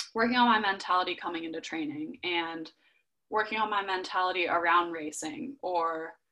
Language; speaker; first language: English; native; English